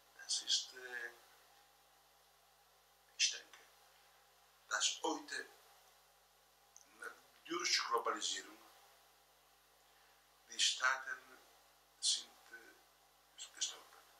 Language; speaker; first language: German; non-native, fluent; Italian